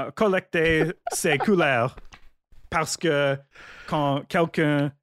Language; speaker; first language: French; non-native, learner; English